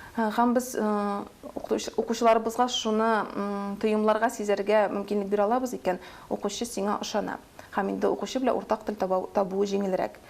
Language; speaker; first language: Tatar; native; Tatar